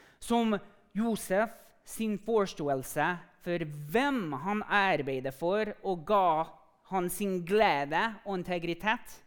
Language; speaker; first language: Norwegian; non-native, fluent; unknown